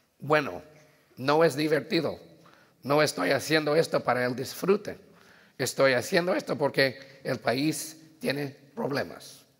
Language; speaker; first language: Spanish; early bilingual, heritage; Spanish